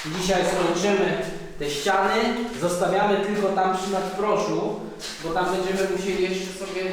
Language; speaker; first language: Polish; native; Polish